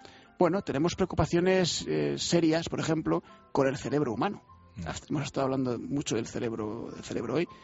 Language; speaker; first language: Spanish; native; Spanish